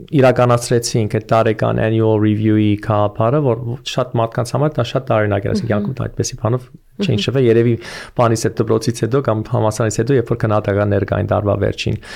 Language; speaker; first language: Armenian; early bilingual, heritage; Armenian